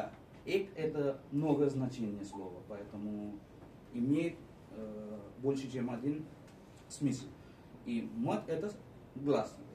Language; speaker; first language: Russian; non-native, fluent; Marathi